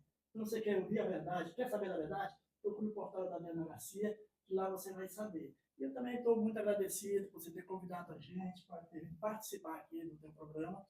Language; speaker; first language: Portuguese; native; Portuguese